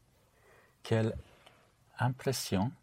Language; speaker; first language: French; non-native, learner; English